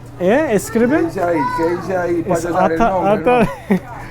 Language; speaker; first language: Spanish; non-native, learner; Turkish